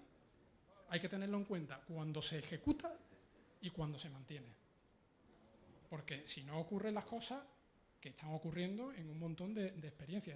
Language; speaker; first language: Spanish; native; Spanish